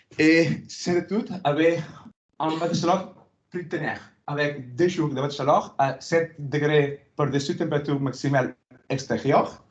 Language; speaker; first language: French; non-native, fluent; Spanish